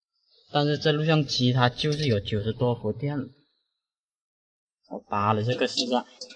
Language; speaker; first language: Chinese; native; Chinese